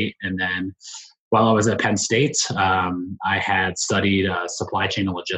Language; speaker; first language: English; native; English